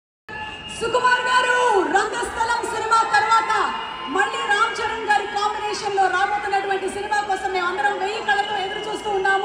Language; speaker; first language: Telugu; native; Telugu